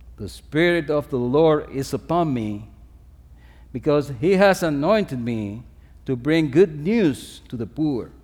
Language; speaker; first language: English; non-native, fluent; Spanish